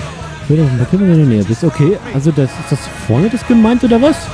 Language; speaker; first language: German; native; German